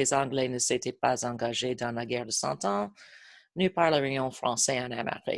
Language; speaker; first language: French; non-native, fluent; English